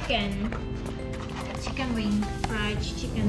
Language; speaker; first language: English; non-native, learner; Thai